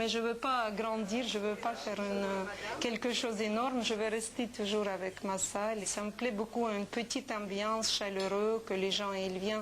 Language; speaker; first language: French; non-native, fluent; Ukrainian